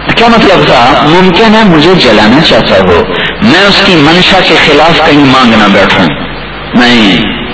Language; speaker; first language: Urdu; non-native, local second language; Punjabi